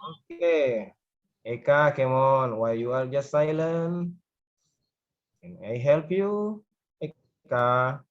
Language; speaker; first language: English; non-native, learner; Indonesian